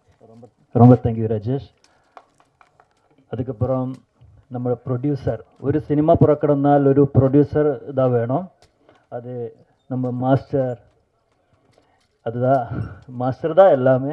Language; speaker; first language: Tamil; non-native, learner; Malayalam